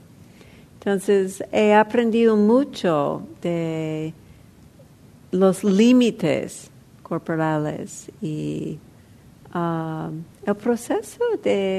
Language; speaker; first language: Spanish; non-native, fluent; English